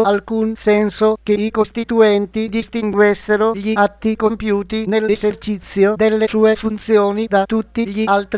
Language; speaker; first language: Italian; native; Italian